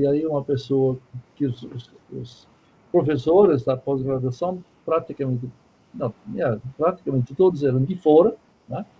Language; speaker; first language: Portuguese; non-native, fluent; German